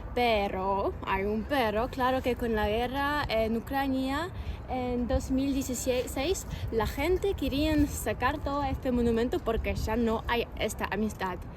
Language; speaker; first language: Spanish; non-native, fluent; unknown